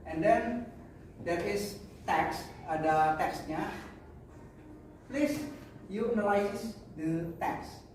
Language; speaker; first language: English; non-native, learner; Indonesian